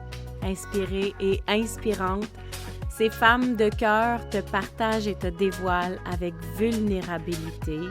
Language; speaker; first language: French; native; French